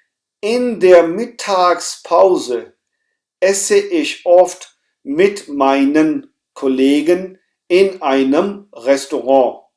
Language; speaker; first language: German; non-native, fluent; Hindi